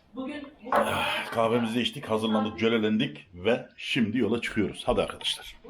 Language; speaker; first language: Turkish; early bilingual, heritage; Turkish